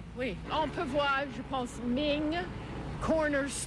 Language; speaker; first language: French; non-native, learner; English